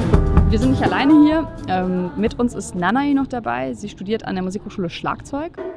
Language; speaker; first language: German; native; German